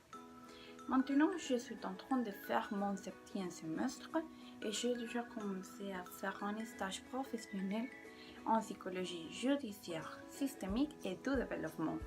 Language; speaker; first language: French; non-native, learner; Spanish